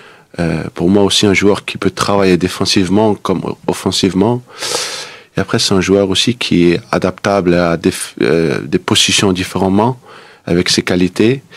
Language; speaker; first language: French; non-native, fluent; Danish